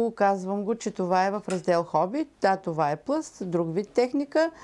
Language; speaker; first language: Bulgarian; native; Bulgarian